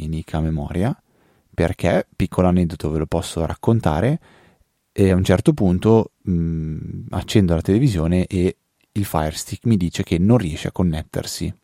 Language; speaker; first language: Italian; native; Italian